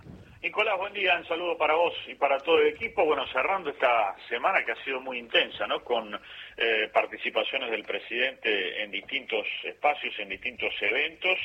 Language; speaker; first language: Spanish; native; Spanish